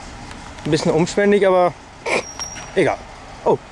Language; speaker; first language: German; native; German